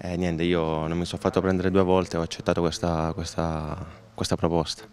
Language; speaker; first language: Italian; native; Italian